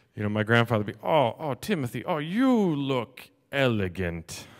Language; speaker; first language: English; native; English